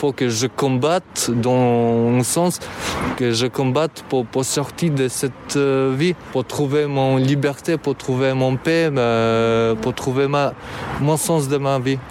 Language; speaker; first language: French; non-native, fluent; Albanian